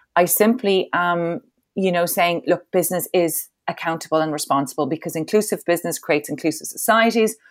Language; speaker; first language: English; native; English